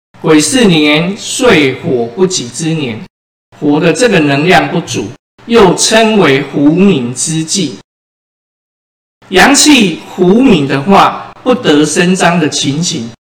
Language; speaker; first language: Chinese; native; Chinese